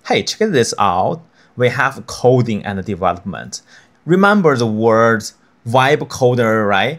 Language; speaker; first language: English; non-native, fluent; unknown